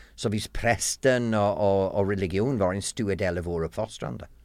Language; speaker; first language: Swedish; non-native, fluent; English